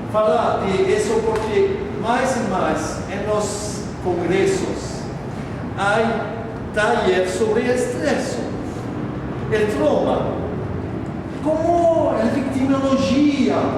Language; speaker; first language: Portuguese; non-native, learner; French